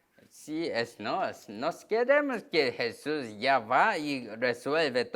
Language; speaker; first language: Spanish; non-native, learner; Korean